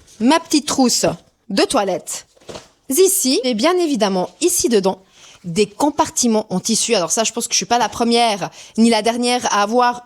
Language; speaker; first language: French; early bilingual, other home language; Portuguese